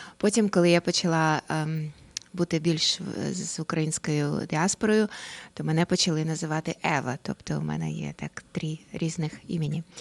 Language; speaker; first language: Ukrainian; non-native, local second language; Russian